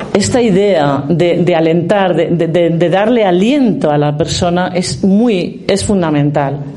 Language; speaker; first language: Spanish; native; Spanish